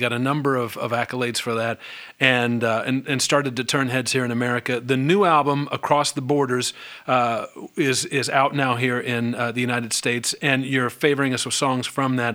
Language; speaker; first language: English; native; English